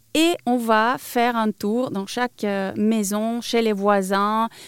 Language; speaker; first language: French; non-native, fluent; Spanish